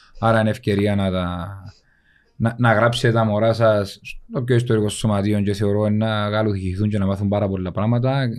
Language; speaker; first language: Greek; native; Greek